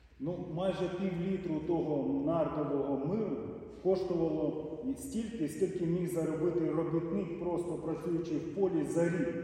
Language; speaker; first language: Polish; non-native, learner; Ukrainian